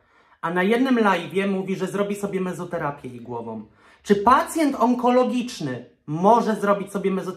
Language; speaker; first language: Polish; native; Polish